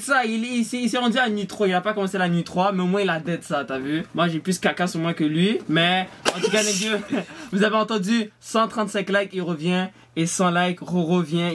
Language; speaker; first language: French; native; French